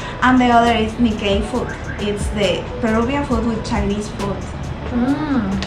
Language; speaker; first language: English; non-native, learner; Spanish